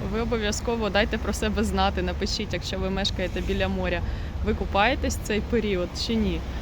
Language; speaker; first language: Ukrainian; non-native, local second language; Russian